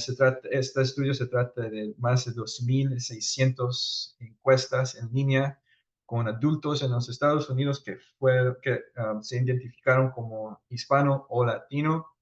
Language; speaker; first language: Spanish; early bilingual, heritage; Spanish